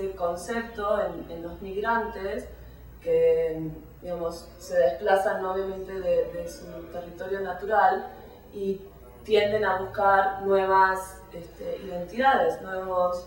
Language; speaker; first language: Spanish; native; Spanish